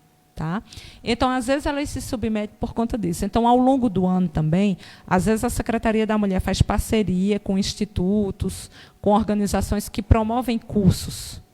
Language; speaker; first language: Portuguese; native; Portuguese